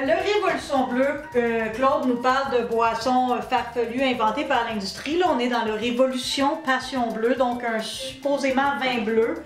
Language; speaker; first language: French; native; French